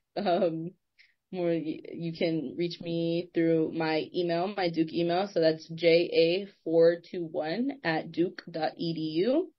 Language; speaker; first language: English; native; English